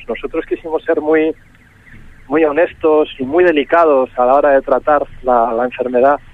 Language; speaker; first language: Spanish; native; Spanish